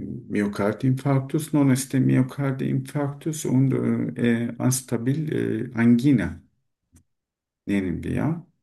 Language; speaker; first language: German; non-native, learner; Turkish